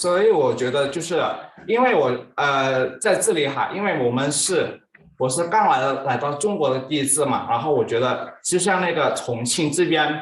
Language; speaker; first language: Chinese; non-native, fluent; Indonesian